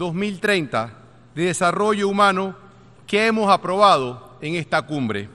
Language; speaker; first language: Spanish; native; Spanish